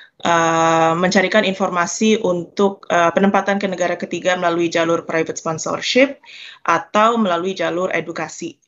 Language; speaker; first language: Indonesian; native; Indonesian